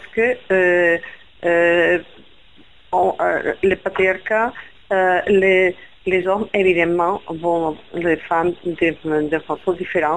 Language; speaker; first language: French; non-native, fluent; Spanish